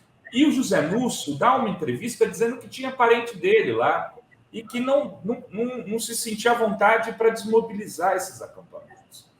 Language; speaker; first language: Portuguese; native; Portuguese